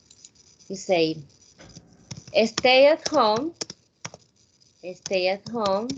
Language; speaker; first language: English; non-native, fluent; Spanish